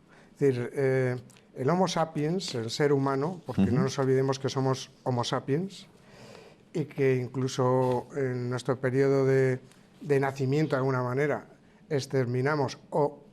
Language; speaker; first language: Spanish; native; Spanish